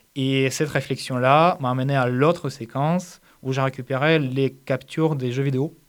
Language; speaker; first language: French; non-native, fluent; Ukrainian